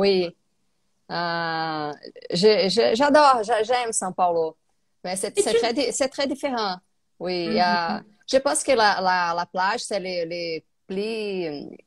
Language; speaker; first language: French; non-native, learner; Portuguese